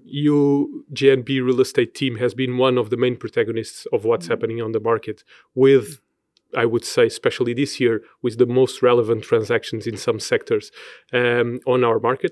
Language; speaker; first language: English; non-native, fluent; Portuguese